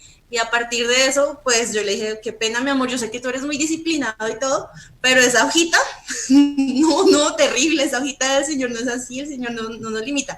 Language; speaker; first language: Spanish; native; Spanish